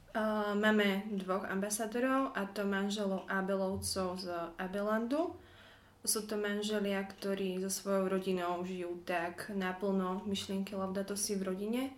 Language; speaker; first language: Slovak; native; Slovak